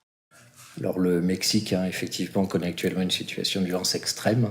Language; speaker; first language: French; native; French